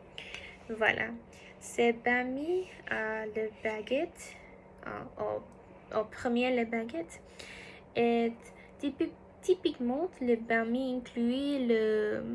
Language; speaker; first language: French; non-native, learner; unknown